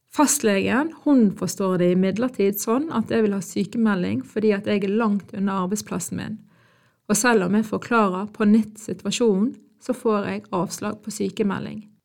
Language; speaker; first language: Norwegian; early bilingual, other home language; Arabic